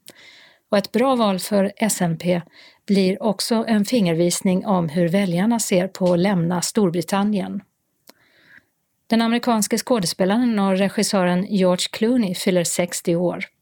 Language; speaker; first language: Swedish; native; Swedish